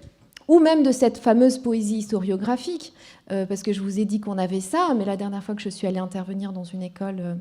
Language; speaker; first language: French; non-native, local second language; Kinyarwanda